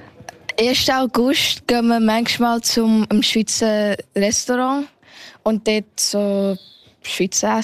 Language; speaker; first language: German; early bilingual, heritage; German